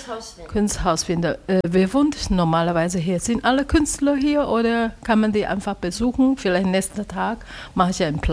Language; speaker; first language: German; non-native, learner; Chinese